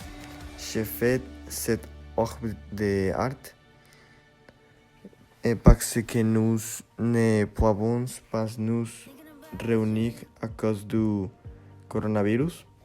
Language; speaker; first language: French; non-native, learner; Spanish